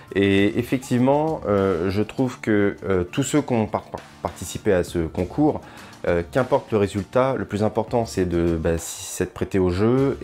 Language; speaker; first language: French; native; French